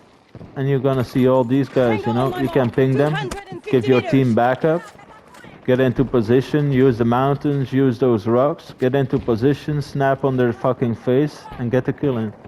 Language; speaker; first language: English; non-native, fluent; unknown